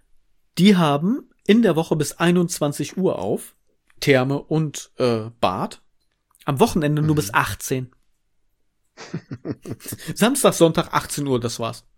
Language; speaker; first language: German; native; German